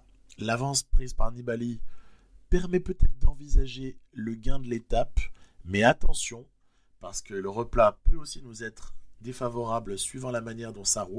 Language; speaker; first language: French; native; French